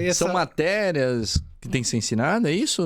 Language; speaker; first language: Portuguese; native; Portuguese